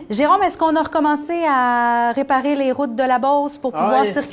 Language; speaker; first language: French; native; French